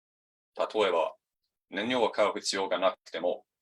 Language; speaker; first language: Japanese; non-native, fluent; English